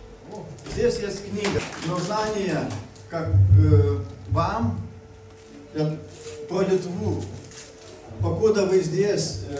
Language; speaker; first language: Russian; non-native, fluent; Lithuanian